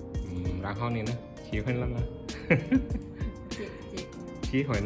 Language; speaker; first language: Chinese; non-native, fluent; Indonesian